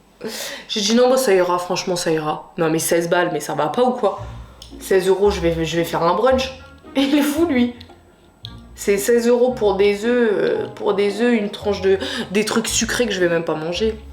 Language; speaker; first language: French; native; French